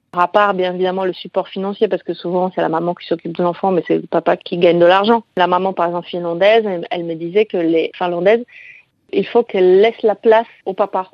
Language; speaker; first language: French; non-native, fluent; Polish